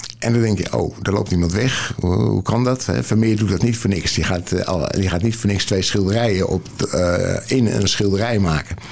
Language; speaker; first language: Dutch; native; Dutch